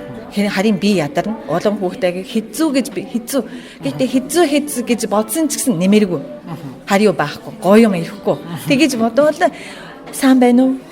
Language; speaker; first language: Mongolian; non-native, fluent; Japanese